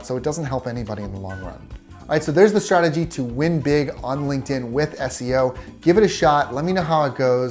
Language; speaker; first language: English; native; English